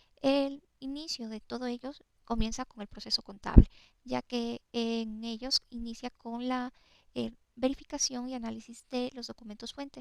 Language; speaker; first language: Spanish; native; Spanish